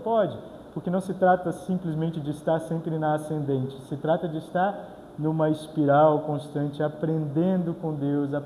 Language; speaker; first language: Portuguese; native; Portuguese